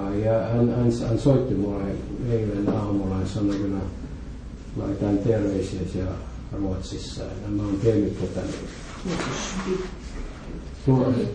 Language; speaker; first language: Finnish; non-native, fluent; French